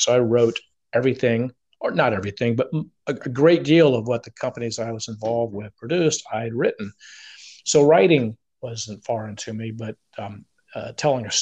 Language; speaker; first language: English; native; English